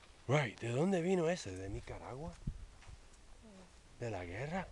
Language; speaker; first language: Spanish; non-native, fluent; English